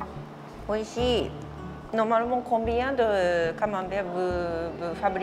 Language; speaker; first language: French; non-native, learner; Japanese